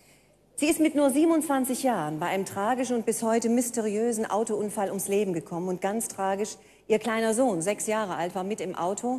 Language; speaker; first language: German; native; German